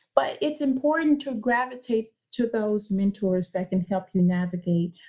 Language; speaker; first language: English; native; English